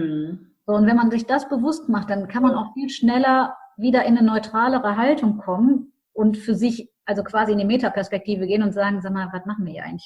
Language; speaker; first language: German; native; German